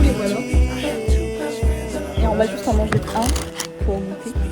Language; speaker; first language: French; native; French